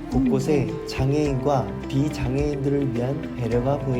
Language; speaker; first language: Korean; native; Korean